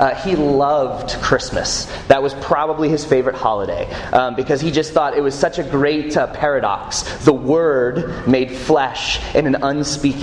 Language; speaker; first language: English; native; English